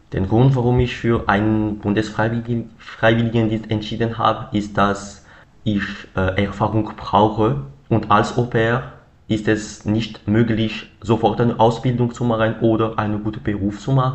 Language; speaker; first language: German; non-native, learner; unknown